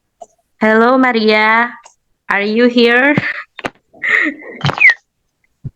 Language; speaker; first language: English; non-native, learner; Indonesian